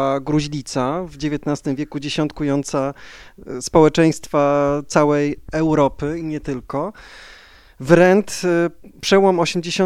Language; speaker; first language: Polish; native; Polish